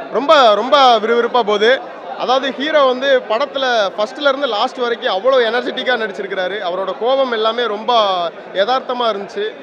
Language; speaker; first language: Tamil; native; Tamil